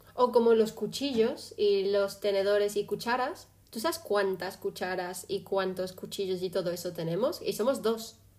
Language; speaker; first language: Spanish; early bilingual, other home language; English